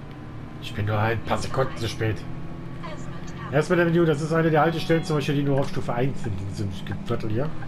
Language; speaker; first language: German; native; German